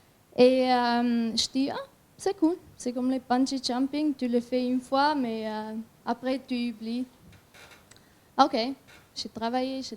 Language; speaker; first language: French; non-native, learner; German